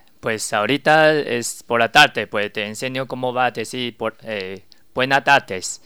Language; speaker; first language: Spanish; non-native, learner; Chinese